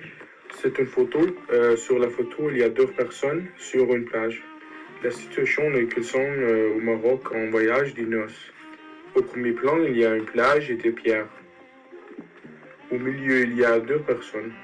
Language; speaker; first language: French; non-native, learner; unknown